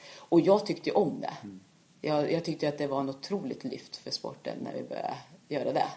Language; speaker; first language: Swedish; native; Swedish